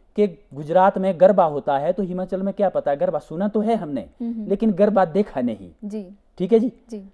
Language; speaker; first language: Hindi; native; Hindi